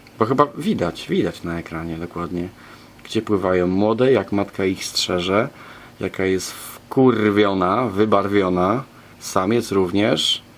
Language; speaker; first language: Polish; native; Polish